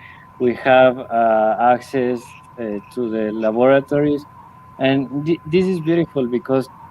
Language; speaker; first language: English; non-native, learner; Spanish